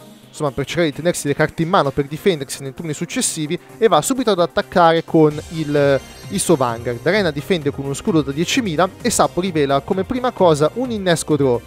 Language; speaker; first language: Italian; native; Italian